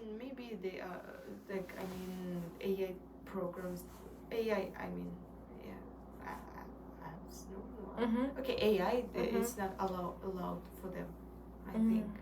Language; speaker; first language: English; non-native, learner; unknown